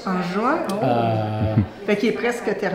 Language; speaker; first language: French; native; French